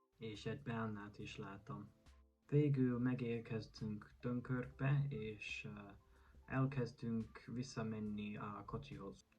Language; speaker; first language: Hungarian; non-native, learner; English